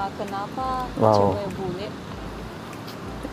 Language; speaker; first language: Indonesian; non-native, fluent; Russian